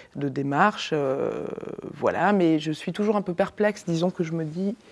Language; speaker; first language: French; native; French